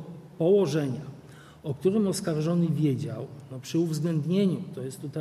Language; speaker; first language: Polish; native; Polish